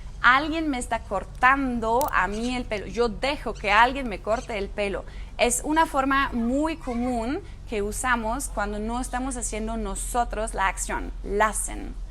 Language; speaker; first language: Spanish; non-native, fluent; German